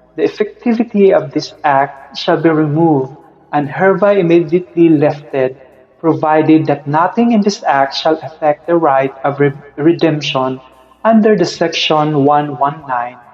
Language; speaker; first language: English; non-native, local second language; Filipino